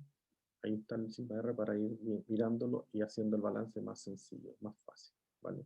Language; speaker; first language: Spanish; native; Spanish